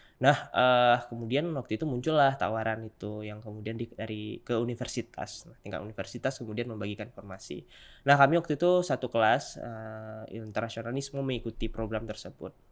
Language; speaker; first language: Indonesian; native; Indonesian